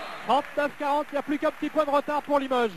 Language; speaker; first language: French; native; French